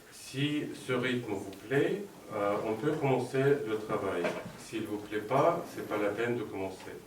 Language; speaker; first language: French; non-native, fluent; Russian